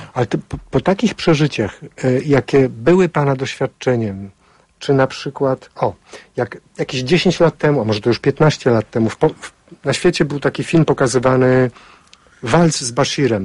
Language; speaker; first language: Polish; native; Polish